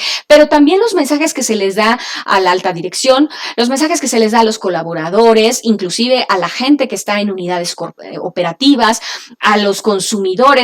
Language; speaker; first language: Spanish; native; Spanish